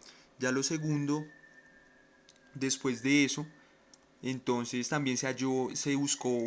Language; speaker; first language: Spanish; native; Spanish